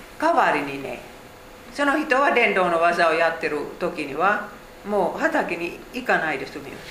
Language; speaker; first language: Japanese; non-native, fluent; Finnish